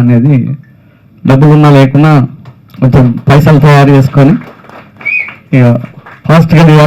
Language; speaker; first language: Telugu; native; Telugu